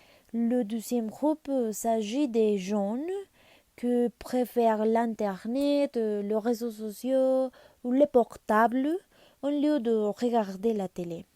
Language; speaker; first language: French; non-native, learner; Spanish